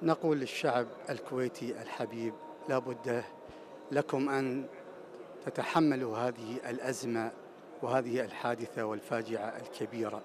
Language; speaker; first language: Arabic; native; Arabic